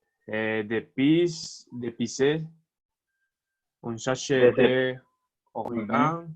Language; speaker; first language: French; non-native, learner; Spanish